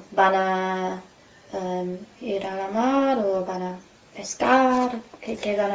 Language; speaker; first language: Spanish; non-native, fluent; English